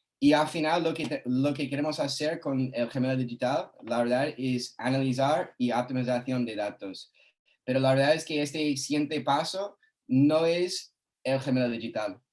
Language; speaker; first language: Spanish; non-native, fluent; English